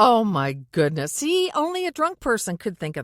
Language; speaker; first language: English; native; English